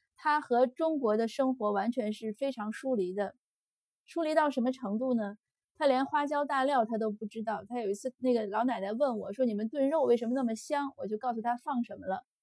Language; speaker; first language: Chinese; native; Chinese